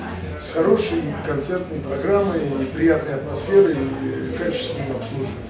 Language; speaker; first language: Russian; native; Russian